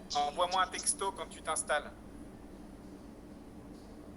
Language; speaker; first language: French; native; French